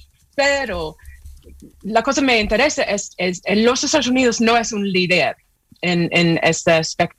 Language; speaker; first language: Spanish; non-native, fluent; English